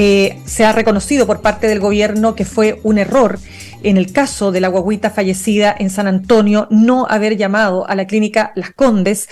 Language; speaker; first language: Spanish; native; Spanish